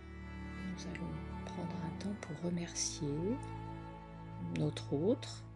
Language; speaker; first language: French; native; French